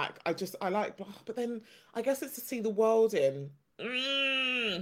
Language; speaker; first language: English; native; English